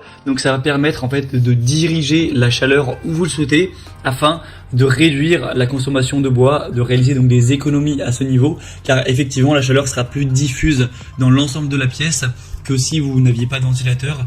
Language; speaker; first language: French; native; French